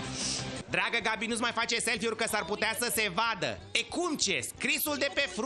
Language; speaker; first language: Romanian; native; Romanian